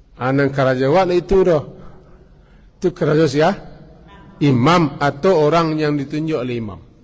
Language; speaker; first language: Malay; non-native, local second language; Minangkabau